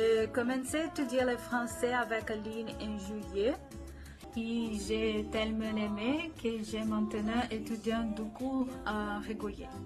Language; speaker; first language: French; non-native, learner; Portuguese